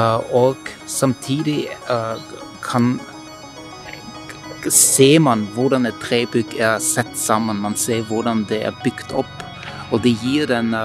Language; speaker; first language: Norwegian; non-native, fluent; German